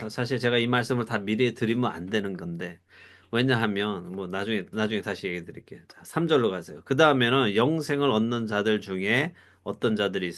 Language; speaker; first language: Korean; native; Korean